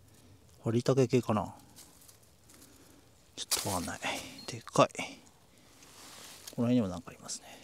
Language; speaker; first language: Japanese; native; Japanese